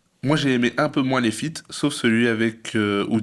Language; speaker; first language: French; native; French